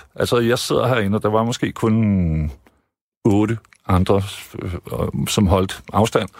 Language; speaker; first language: Danish; native; Danish